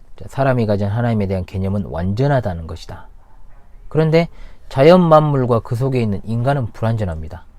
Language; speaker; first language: Korean; native; Korean